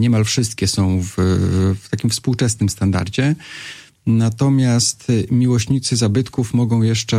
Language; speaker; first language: Polish; native; Polish